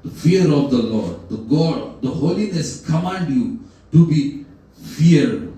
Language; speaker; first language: English; non-native, local second language; Marathi